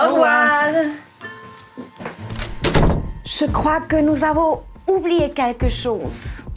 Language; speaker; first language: French; non-native, local second language; German